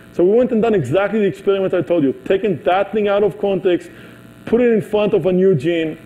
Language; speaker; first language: English; non-native, fluent; Hebrew